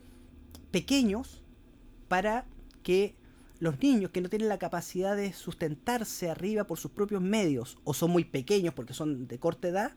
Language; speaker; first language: Spanish; native; Spanish